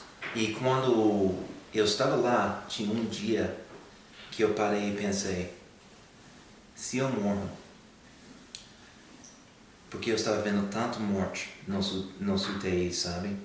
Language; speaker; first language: Portuguese; non-native, fluent; English